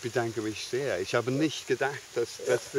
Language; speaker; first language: German; non-native, fluent; English